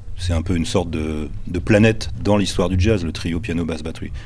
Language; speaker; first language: French; native; French